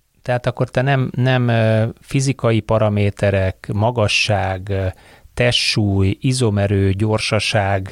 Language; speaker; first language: Hungarian; native; Hungarian